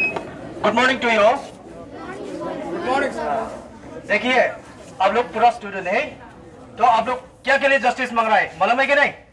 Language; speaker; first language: Hindi; non-native, local second language; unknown